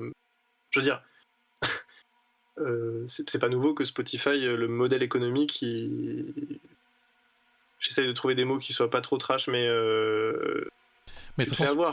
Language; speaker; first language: French; native; French